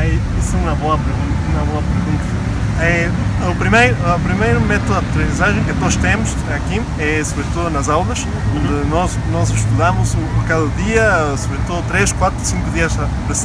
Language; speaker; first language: Portuguese; non-native, learner; Spanish